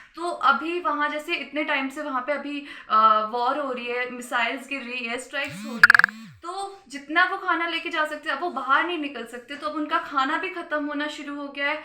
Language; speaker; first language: Hindi; native; Hindi